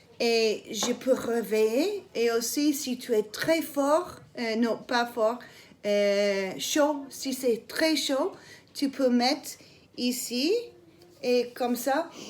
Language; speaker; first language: French; non-native, learner; English